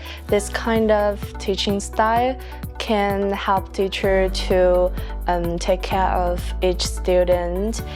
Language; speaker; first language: English; non-native, fluent; Chinese